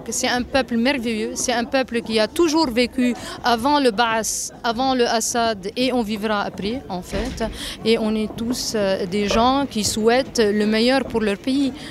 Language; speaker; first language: French; non-native, fluent; Arabic